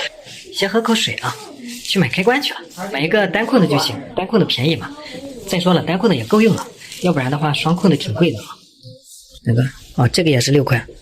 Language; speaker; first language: Chinese; native; Chinese